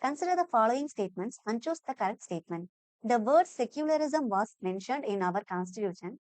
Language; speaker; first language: English; non-native, local second language; Tamil